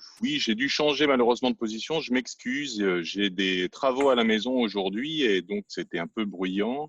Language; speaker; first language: French; native; French